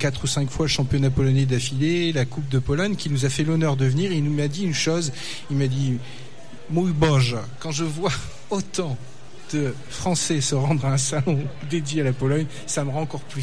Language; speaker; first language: French; native; French